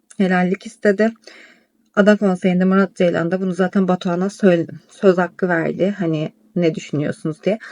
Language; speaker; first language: Turkish; native; Turkish